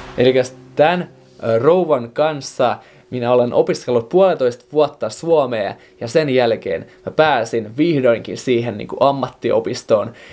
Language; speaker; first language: Finnish; non-native, fluent; Russian